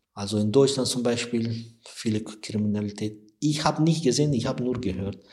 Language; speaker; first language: German; non-native, learner; Persian